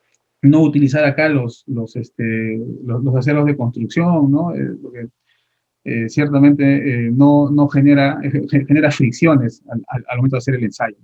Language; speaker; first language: Spanish; native; Spanish